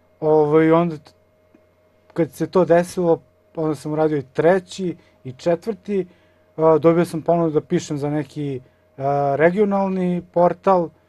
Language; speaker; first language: Serbian; native; Serbian